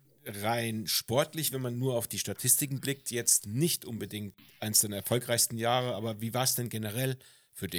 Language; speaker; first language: German; native; German